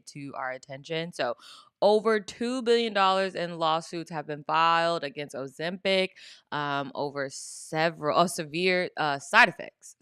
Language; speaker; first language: English; native; English